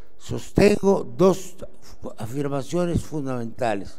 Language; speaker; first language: Spanish; native; Spanish